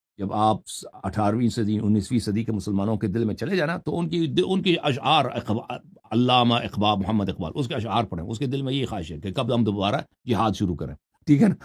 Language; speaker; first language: Urdu; non-native, fluent; Persian